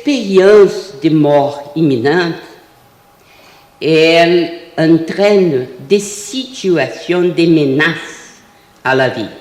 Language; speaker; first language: French; non-native, fluent; Portuguese